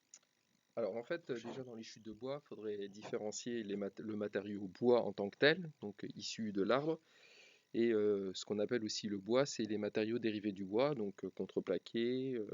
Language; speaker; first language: French; native; French